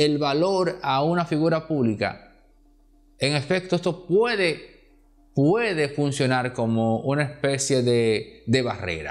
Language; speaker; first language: Spanish; native; Spanish